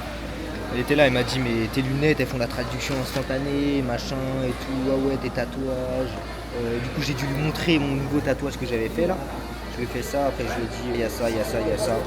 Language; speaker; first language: French; native; French